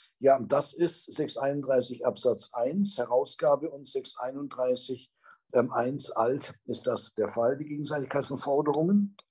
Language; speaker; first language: German; native; German